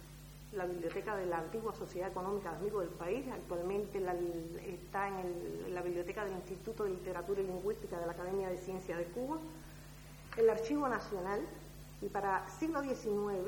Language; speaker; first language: Spanish; native; Spanish